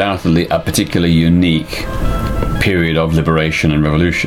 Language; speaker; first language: English; native; English